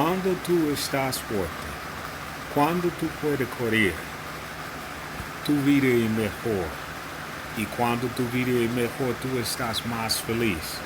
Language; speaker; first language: Spanish; non-native, learner; English